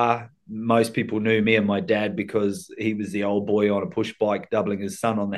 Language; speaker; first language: English; native; English